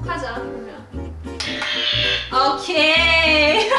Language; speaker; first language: Korean; non-native, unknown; Russian